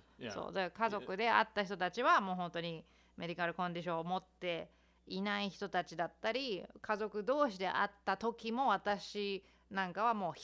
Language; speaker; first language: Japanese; native; Japanese